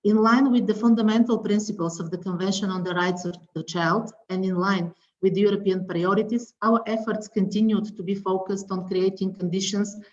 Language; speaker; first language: English; non-native, fluent; Bulgarian